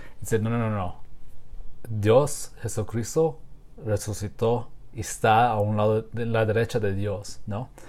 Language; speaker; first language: Spanish; non-native, learner; English